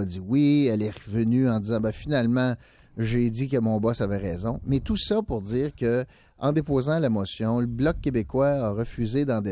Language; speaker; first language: French; native; French